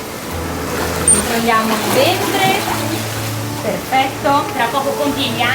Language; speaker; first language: Italian; native; Italian